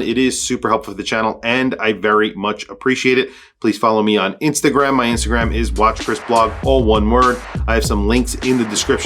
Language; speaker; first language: English; native; English